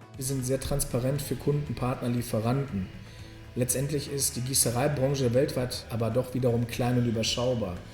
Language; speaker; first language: German; early bilingual, other home language; Serbian